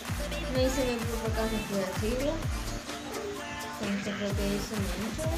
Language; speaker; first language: Spanish; early bilingual, heritage; Spanish